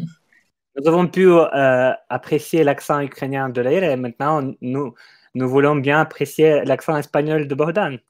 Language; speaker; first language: French; non-native, fluent; Ukrainian